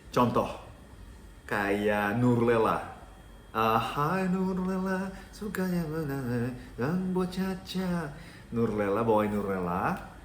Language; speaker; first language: Indonesian; non-native, fluent; Japanese